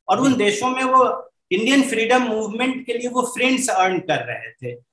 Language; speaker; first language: Hindi; native; Hindi